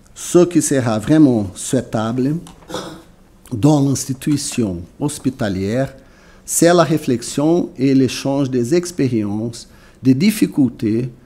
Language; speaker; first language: French; non-native, fluent; Portuguese